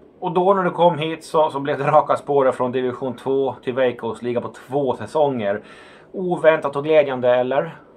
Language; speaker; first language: Swedish; native; Swedish